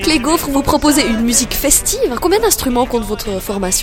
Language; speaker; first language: French; native; French